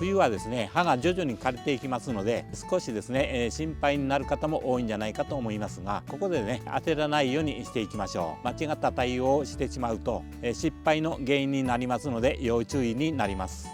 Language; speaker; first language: Japanese; native; Japanese